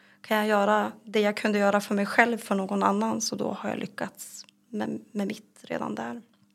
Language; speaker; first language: Swedish; native; Swedish